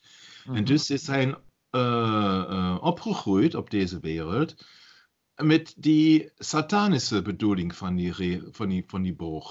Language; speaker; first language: Dutch; non-native, learner; German